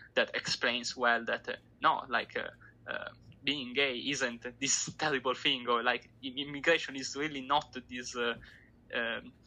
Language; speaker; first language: English; non-native, fluent; Italian